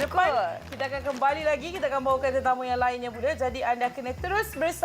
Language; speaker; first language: Malay; native; Malay